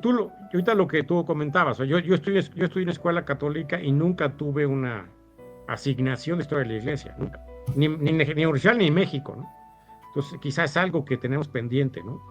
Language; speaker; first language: Spanish; native; Spanish